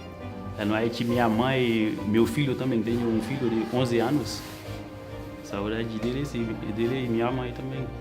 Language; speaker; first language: Portuguese; non-native, learner; Haitian Creole